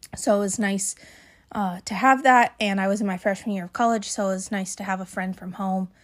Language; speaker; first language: English; native; English